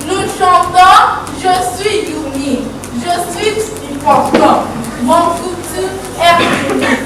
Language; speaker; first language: French; non-native, learner; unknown